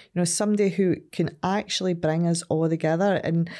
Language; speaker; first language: English; native; English